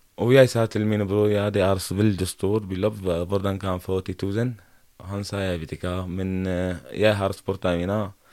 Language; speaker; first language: Norwegian; non-native, learner; Arabic